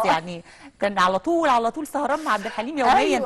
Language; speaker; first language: Arabic; native; Arabic